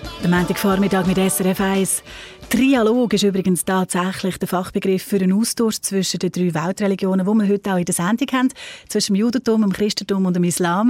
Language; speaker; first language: German; native; German